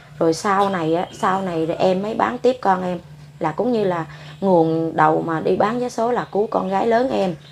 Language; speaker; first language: Vietnamese; non-native, local second language; Khmer